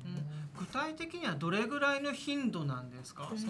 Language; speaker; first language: Japanese; native; Japanese